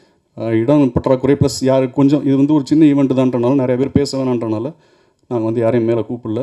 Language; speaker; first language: Tamil; native; Tamil